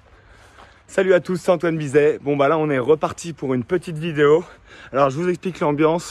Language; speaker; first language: French; native; French